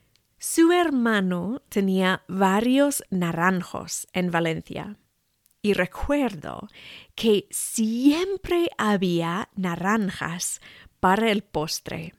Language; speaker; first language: Spanish; non-native, fluent; English